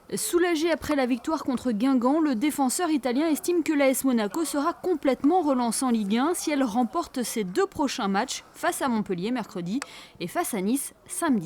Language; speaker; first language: French; native; French